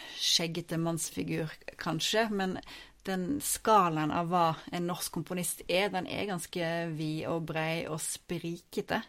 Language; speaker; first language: Norwegian; native; Norwegian